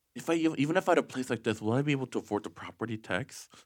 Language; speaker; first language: English; native; English